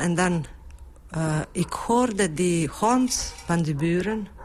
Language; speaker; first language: Dutch; non-native, fluent; Bosnian